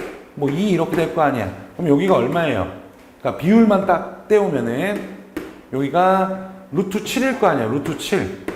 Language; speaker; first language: Korean; native; Korean